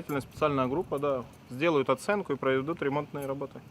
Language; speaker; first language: Russian; native; Russian